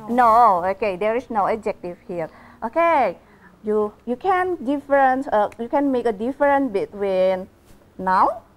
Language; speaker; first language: English; non-native, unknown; Indonesian